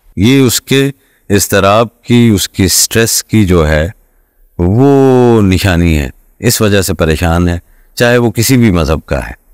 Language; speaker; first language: Urdu; non-native, local second language; Punjabi